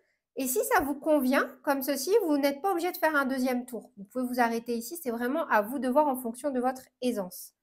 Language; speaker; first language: French; native; French